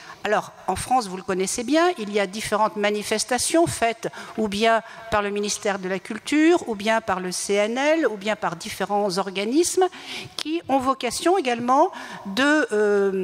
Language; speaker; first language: French; native; French